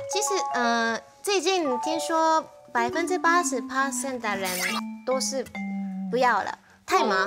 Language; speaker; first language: Chinese; non-native, fluent; Japanese